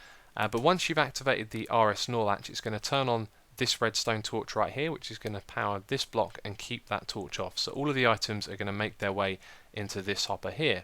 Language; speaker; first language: English; native; English